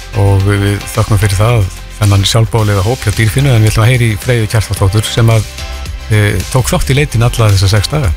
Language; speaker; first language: Icelandic; native; Icelandic